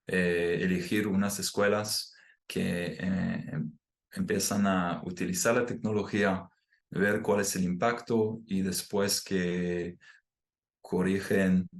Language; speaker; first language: Spanish; non-native, fluent; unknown